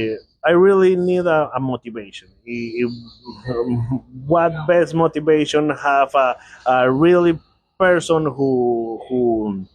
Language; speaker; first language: English; non-native, learner; Spanish